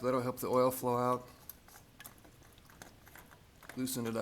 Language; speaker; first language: English; native; English